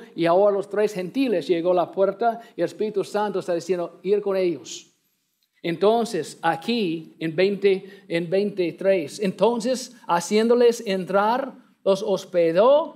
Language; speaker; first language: Spanish; non-native, learner; English